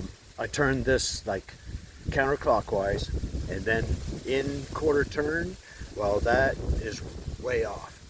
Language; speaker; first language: English; native; English